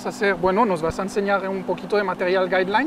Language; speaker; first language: Spanish; native; Spanish